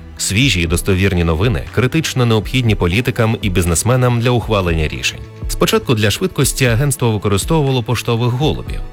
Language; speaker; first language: Ukrainian; native; Ukrainian